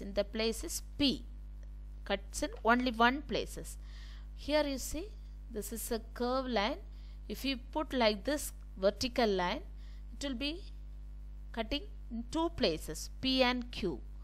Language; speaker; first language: English; non-native, local second language; Tamil